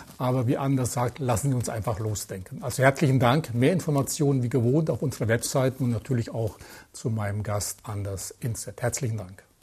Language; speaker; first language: German; native; German